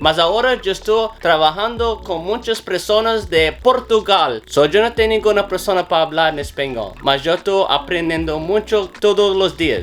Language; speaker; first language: Spanish; non-native, learner; English